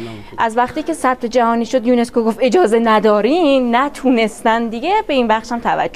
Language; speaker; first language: Persian; native; Persian